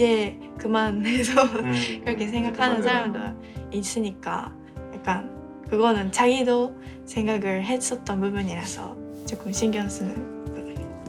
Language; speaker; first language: Korean; non-native, fluent; Japanese